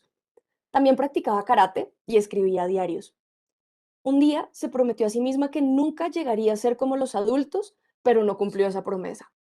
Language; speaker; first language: Spanish; native; Spanish